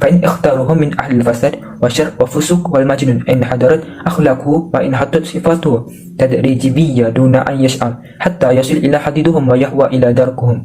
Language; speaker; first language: Arabic; non-native, learner; Malay